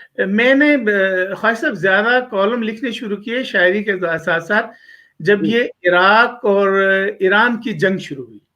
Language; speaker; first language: Urdu; native; Urdu